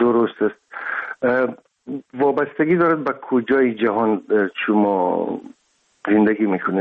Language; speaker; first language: Persian; non-native, local second language; Russian